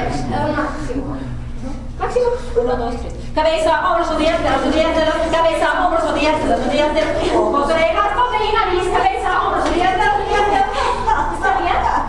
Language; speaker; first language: Spanish; non-native, fluent; English